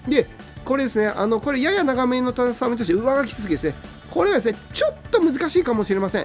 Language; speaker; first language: Japanese; native; Japanese